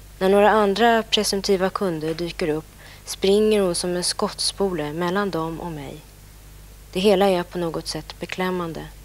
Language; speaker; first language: Swedish; native; Swedish